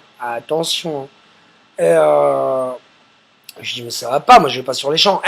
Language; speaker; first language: French; native; French